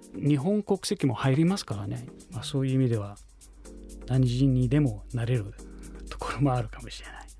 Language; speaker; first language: Japanese; non-native, fluent; Arabic